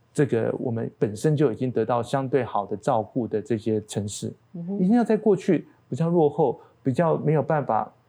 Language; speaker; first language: Chinese; native; Chinese